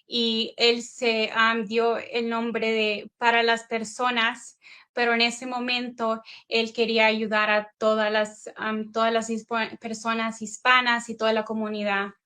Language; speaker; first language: Spanish; early bilingual, heritage; Spanish